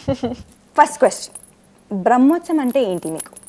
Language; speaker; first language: Telugu; non-native, local second language; Tamil